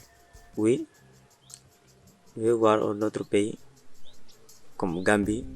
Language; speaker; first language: French; non-native, learner; Mandingo